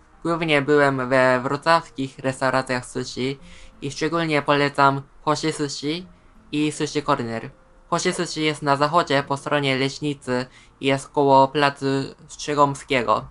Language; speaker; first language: Polish; non-native, fluent; Japanese